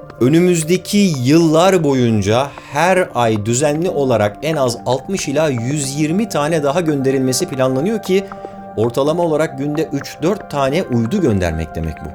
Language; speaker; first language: Turkish; native; Turkish